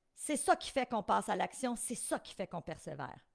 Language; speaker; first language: French; native; French